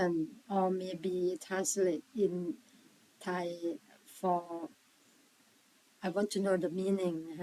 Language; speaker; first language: English; non-native, learner; Thai